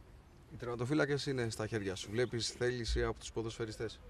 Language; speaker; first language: Greek; native; Greek